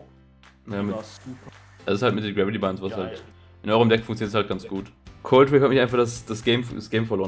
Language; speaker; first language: German; native; German